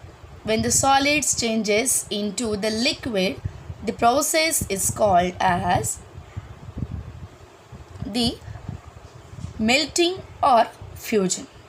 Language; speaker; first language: English; non-native, local second language; Hindi